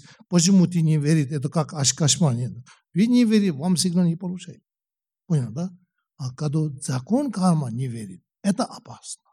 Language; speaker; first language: Russian; non-native, learner; Tibetan